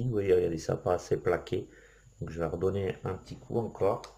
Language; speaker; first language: French; native; French